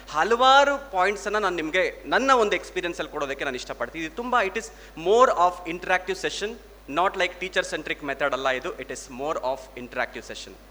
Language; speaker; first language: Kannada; non-native, local second language; Telugu